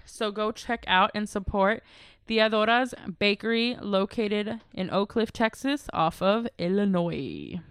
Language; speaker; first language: English; native; English